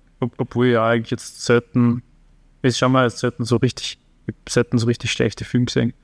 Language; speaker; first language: German; native; German